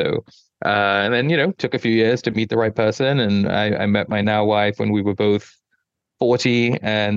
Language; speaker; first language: English; non-native, local second language; Yoruba